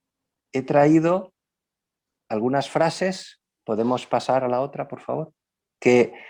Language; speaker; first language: Spanish; native; Spanish